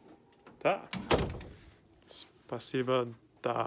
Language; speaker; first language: Russian; non-native, learner; English